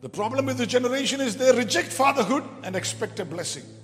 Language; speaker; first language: English; non-native, local second language; Malayalam